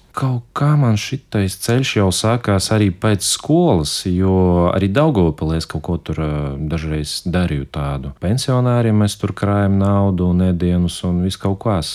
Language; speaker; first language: Latvian; non-native, local second language; Russian